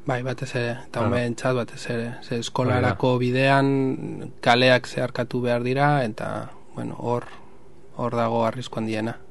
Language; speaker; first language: Basque; non-native, local second language; Spanish